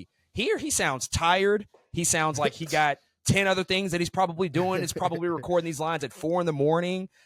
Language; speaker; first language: English; native; English